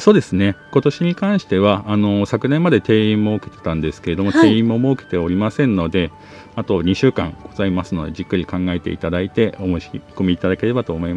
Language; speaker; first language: Japanese; native; Japanese